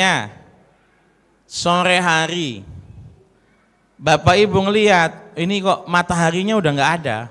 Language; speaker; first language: Indonesian; native; Indonesian